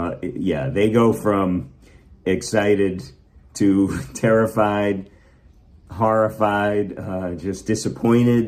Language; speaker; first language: English; native; English